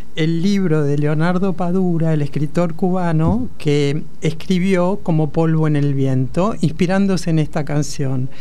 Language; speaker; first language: Spanish; native; Spanish